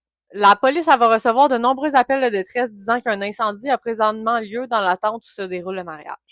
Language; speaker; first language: French; native; French